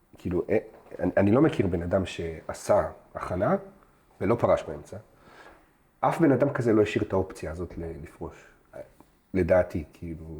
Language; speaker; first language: Hebrew; early bilingual, other home language; Russian